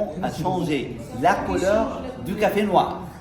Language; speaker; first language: French; non-native, fluent; Arabic